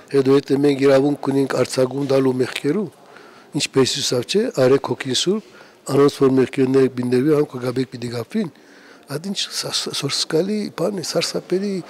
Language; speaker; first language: Armenian; early bilingual, heritage; Armenian